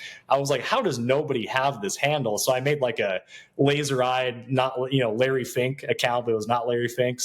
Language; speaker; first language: English; native; English